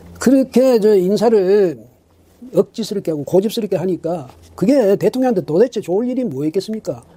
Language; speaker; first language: Korean; native; Korean